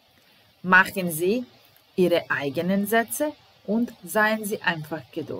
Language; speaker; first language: German; non-native, fluent; Serbian